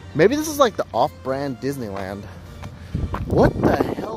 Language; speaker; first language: English; native; English